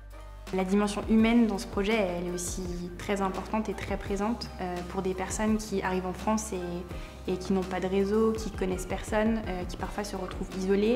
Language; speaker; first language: French; native; French